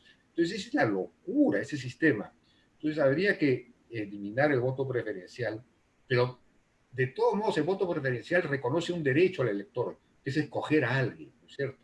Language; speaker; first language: Spanish; native; Spanish